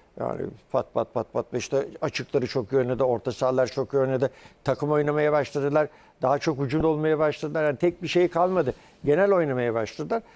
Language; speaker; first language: Turkish; early bilingual, heritage; Turkish